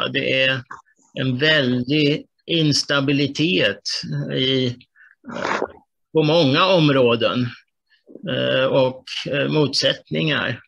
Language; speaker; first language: Swedish; native; Swedish